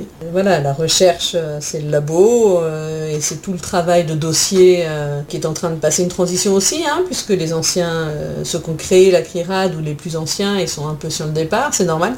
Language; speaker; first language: French; native; French